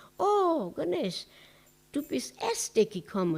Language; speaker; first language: German; non-native, learner; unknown